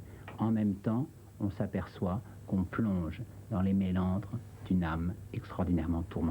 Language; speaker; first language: French; native; French